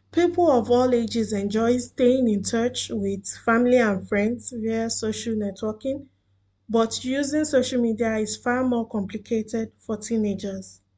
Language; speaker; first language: English; non-native, local second language; Yoruba